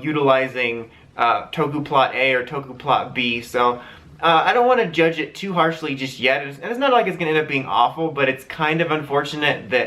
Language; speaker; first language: English; native; English